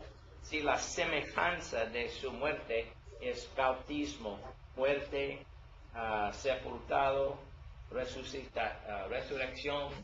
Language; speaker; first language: Spanish; non-native, learner; English